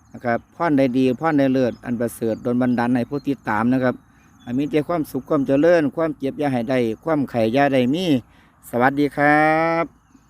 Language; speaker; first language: Thai; non-native, local second language; Northeastern Thai